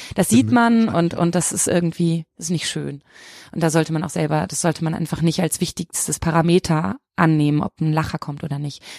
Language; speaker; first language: German; native; German